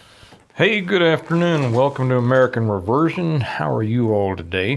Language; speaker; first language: English; native; English